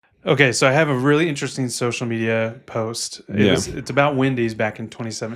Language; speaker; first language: English; native; English